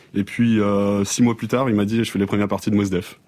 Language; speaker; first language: French; native; French